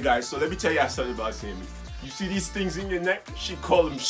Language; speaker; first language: English; native; English